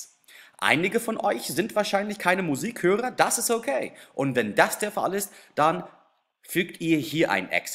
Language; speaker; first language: German; non-native, fluent; English